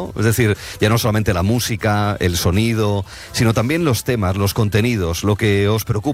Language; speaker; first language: Spanish; native; Spanish